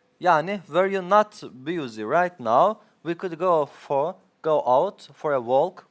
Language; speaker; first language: English; non-native, fluent; Turkish